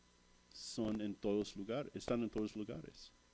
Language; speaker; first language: Spanish; non-native, fluent; English